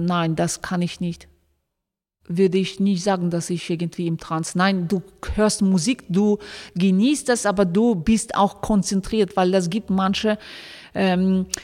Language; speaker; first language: German; non-native, fluent; Russian